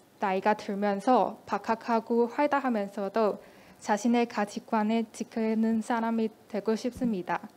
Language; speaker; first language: Korean; non-native, fluent; Cantonese